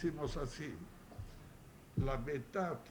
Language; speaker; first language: Spanish; non-native, fluent; Yiddish